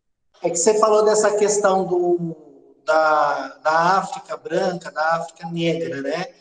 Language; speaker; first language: Portuguese; native; Portuguese